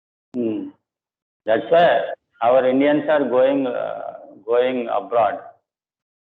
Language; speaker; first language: English; non-native, local second language; Telugu